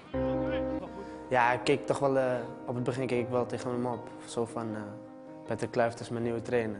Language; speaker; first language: Dutch; early bilingual, other home language; Turoyo